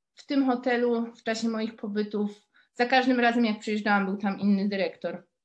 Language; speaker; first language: Polish; native; Polish